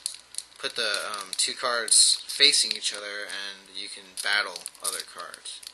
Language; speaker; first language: English; native; English